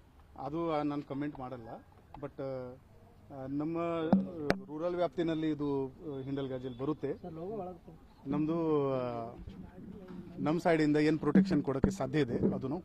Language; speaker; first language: Kannada; non-native, fluent; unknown